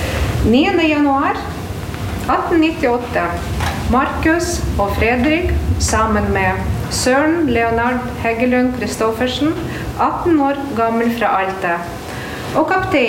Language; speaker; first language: Norwegian; non-native, fluent; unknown